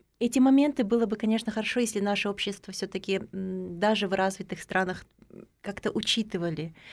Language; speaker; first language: Russian; non-native, local second language; Kazakh